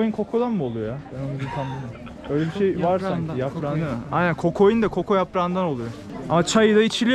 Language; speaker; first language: Turkish; native; Turkish